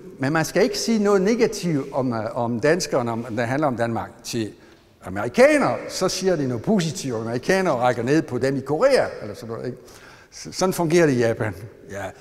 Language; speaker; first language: Danish; non-native, fluent; French